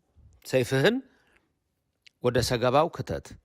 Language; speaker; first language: Amharic; native; Amharic